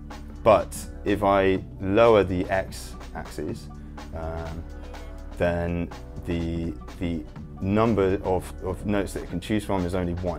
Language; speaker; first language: English; native; English